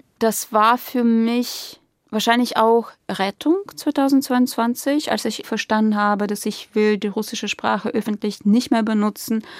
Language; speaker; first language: German; non-native, fluent; Russian